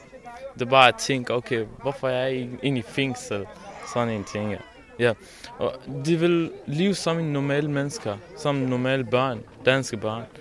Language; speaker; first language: Danish; non-native, learner; Persian